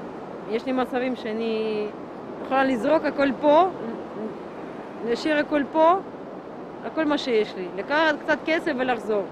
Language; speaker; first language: Hebrew; non-native, fluent; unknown